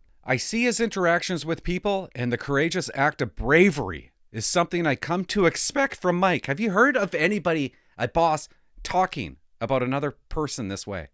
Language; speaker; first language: English; native; English